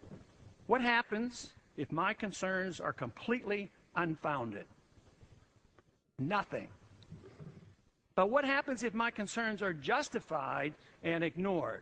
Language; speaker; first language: English; native; English